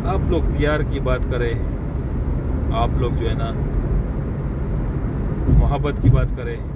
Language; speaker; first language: Hindi; non-native, local second language; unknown